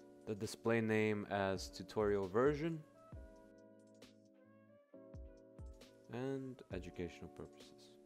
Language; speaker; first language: English; native; English